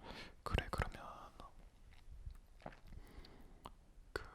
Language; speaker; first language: Korean; non-native, fluent; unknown